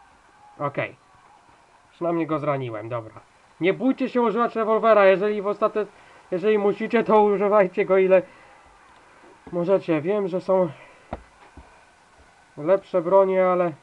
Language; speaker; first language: Polish; native; Polish